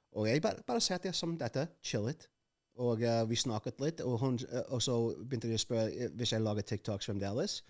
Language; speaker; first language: Norwegian; non-native, fluent; English